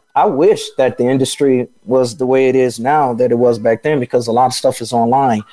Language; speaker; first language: English; native; English